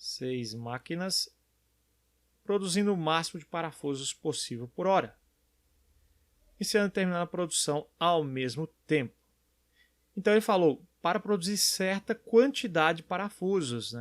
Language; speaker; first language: Portuguese; native; Portuguese